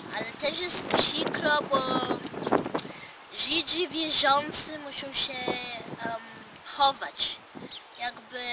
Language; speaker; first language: Polish; non-native, fluent; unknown